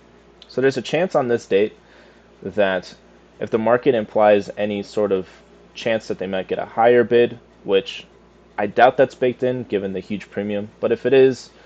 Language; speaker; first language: English; native; English